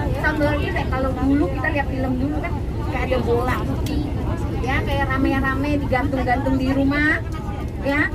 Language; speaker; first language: Indonesian; non-native, fluent; Cantonese